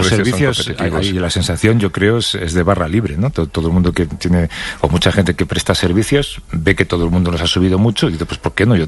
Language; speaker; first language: Spanish; native; Spanish